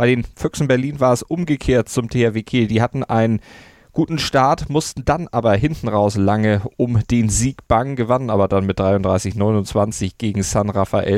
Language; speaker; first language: German; native; German